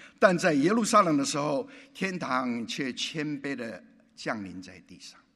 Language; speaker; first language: Chinese; native; Chinese